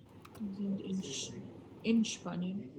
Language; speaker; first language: German; non-native, learner; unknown